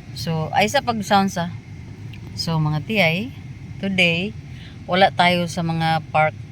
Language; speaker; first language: Filipino; non-native, local second language; Cebuano